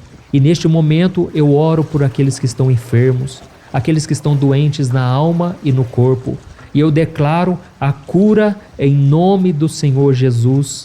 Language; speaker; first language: Portuguese; native; Portuguese